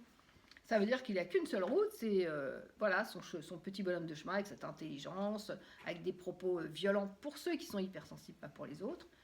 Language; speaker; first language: French; native; French